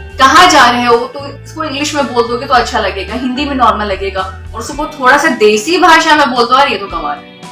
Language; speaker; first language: Hindi; native; Hindi